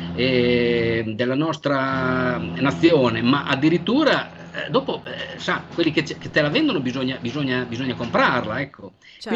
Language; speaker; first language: Italian; native; Italian